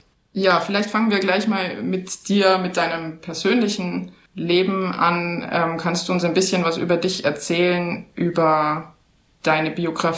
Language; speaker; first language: German; native; German